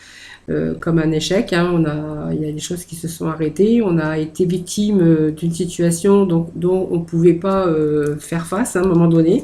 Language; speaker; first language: French; native; French